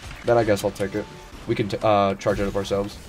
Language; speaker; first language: English; native; English